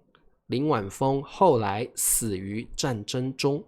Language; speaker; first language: Chinese; native; Chinese